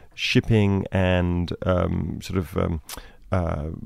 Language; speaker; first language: English; native; English